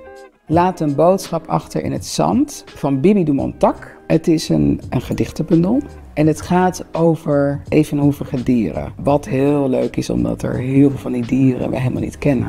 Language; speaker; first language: Dutch; native; Dutch